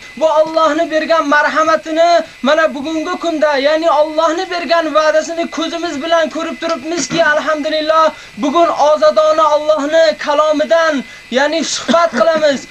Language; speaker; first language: Uzbek; native; Uzbek